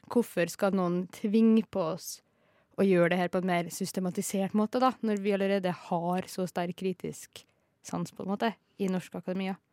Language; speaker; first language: Norwegian; native; Norwegian